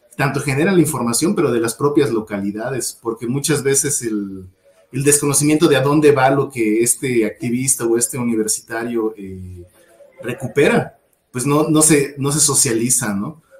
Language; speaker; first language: Spanish; native; Spanish